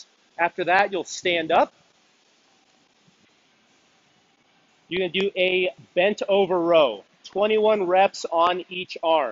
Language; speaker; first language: English; native; English